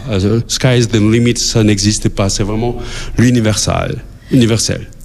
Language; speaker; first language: French; non-native, fluent; Albanian